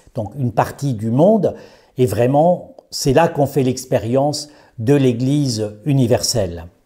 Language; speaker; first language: French; native; French